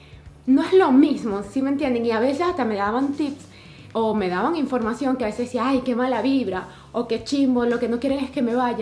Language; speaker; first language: Spanish; native; Spanish